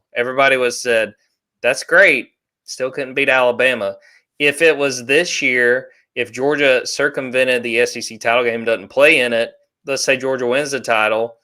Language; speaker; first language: English; native; English